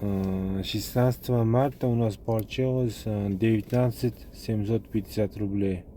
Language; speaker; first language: Russian; non-native, fluent; Uzbek